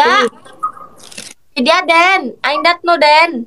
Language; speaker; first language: Vietnamese; non-native, learner; Indonesian